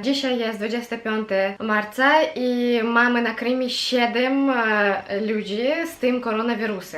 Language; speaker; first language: Polish; non-native, fluent; Russian